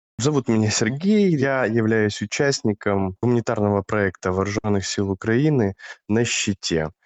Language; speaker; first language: Russian; native; Russian